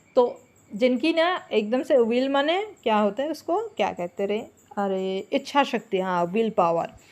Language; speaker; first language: Hindi; non-native, local second language; Bangla